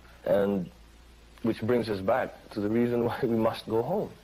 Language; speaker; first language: English; non-native, fluent; Filipino